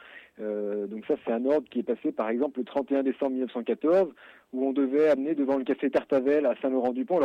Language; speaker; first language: French; native; French